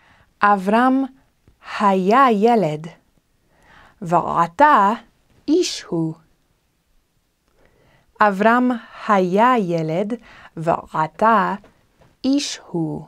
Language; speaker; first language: Hebrew; non-native, fluent; English